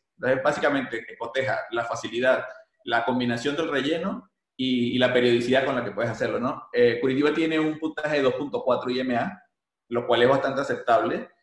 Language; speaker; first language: Spanish; native; Spanish